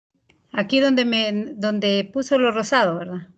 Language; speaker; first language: Spanish; native; Spanish